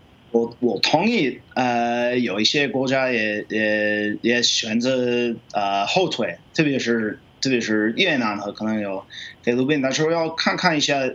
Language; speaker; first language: Chinese; non-native, fluent; English